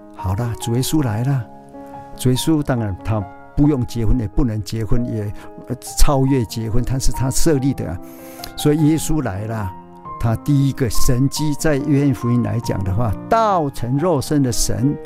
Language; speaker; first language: Chinese; non-native, local second language; Min Nan Chinese